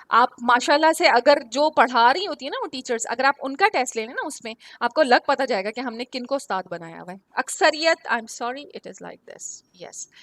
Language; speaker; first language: Urdu; native; Urdu